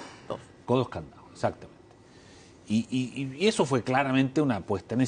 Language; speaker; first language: Spanish; native; Spanish